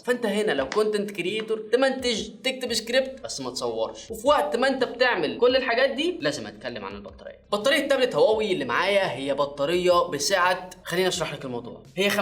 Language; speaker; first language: Arabic; native; Arabic